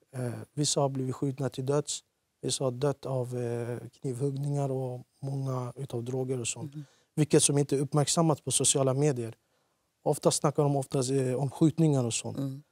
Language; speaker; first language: Swedish; early bilingual, other home language; Central Kurdish